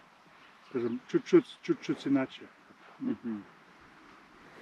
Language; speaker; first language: Russian; non-native, fluent; Latvian